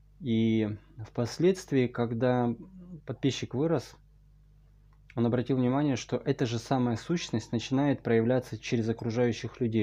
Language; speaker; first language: Russian; native; Russian